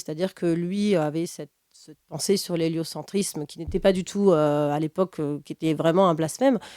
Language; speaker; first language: French; native; French